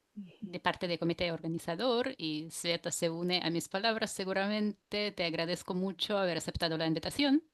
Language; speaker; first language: Spanish; non-native, fluent; Russian